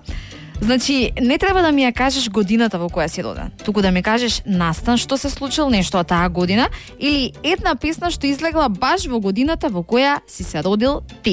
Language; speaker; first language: Macedonian; native; Macedonian